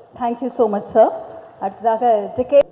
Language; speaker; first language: Tamil; native; Tamil